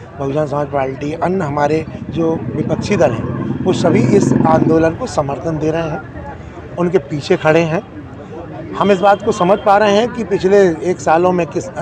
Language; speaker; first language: Hindi; native; Hindi